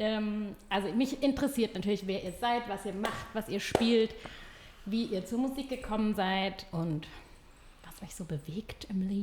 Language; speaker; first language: German; native; German